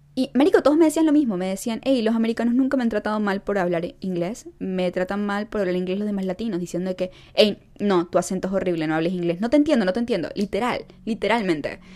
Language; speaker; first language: Spanish; native; Spanish